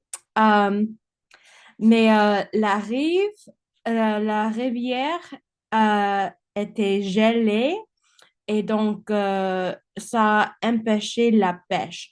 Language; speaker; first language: French; non-native, learner; English